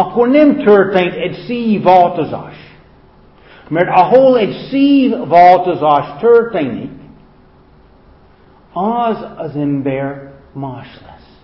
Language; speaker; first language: Hungarian; non-native, fluent; English